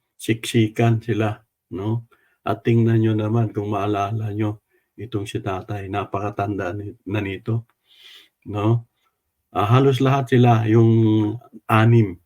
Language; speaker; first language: Filipino; non-native, local second language; Cebuano